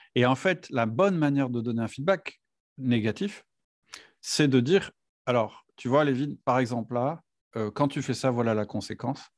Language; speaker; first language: French; native; French